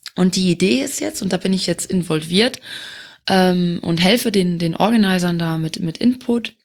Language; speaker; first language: German; non-native, local second language; Luxembourgish